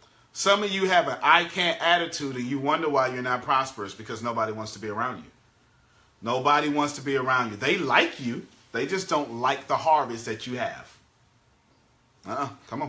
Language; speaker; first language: English; native; English